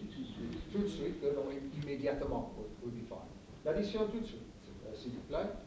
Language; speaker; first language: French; non-native, fluent; English